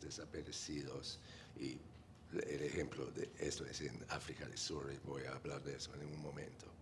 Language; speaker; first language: Spanish; non-native, fluent; English